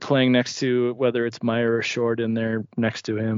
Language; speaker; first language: English; native; English